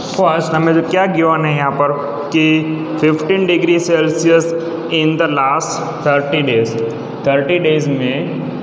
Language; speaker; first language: Hindi; non-native, local second language; Gujarati